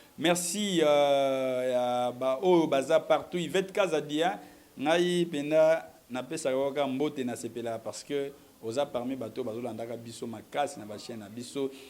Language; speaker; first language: Lingala; native; Lingala